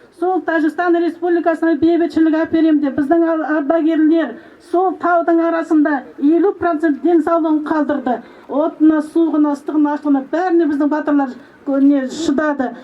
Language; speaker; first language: Kazakh; native; Kazakh